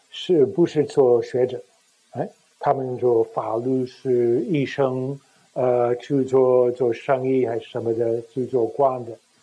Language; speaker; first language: Chinese; non-native, fluent; English